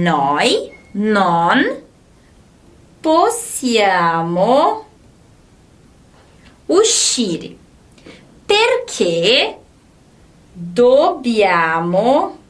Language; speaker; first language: Italian; non-native, fluent; Portuguese